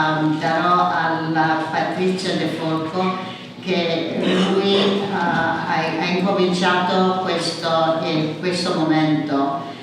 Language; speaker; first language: Italian; early bilingual, heritage; English